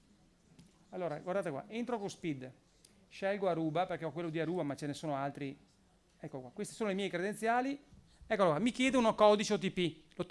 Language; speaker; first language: Italian; native; Italian